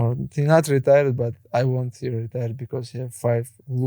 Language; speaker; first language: English; non-native, learner; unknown